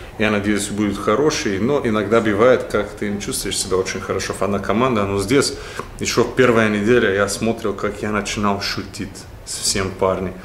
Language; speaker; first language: Russian; non-native, learner; Bulgarian